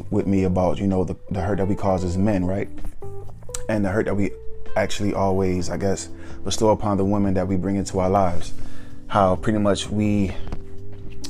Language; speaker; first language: English; native; English